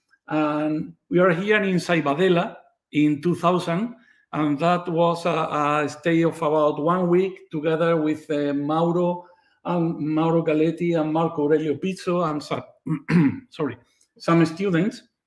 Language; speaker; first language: English; non-native, fluent; Spanish